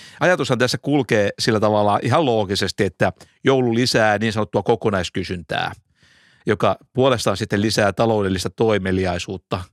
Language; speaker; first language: Finnish; native; Finnish